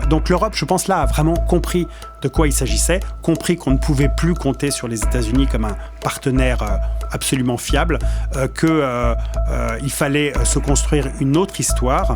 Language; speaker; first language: French; native; French